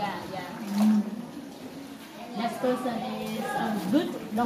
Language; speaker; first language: English; non-native, learner; Vietnamese